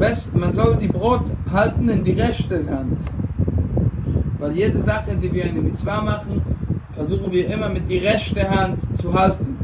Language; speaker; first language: German; non-native, fluent; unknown